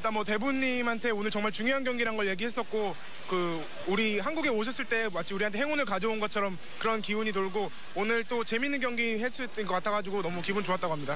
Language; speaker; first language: Korean; native; Korean